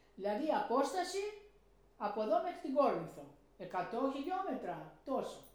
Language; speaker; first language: Greek; early bilingual, heritage; Greek